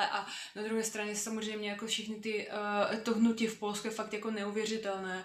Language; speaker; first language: Czech; non-native, fluent; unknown